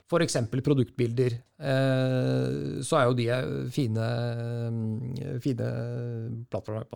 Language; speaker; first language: Norwegian; native; Norwegian